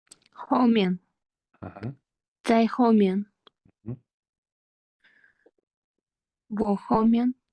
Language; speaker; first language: Chinese; non-native, learner; Kyrgyz